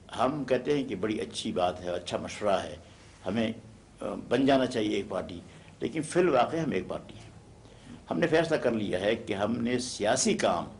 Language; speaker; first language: Urdu; non-native, local second language; Pashto